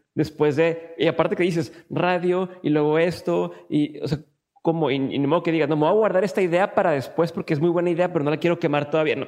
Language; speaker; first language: Spanish; native; Spanish